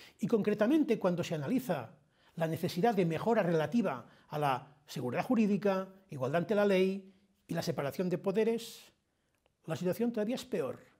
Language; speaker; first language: Spanish; non-native, local second language; Catalan